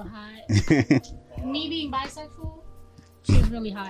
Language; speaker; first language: English; non-native, local second language; Filipino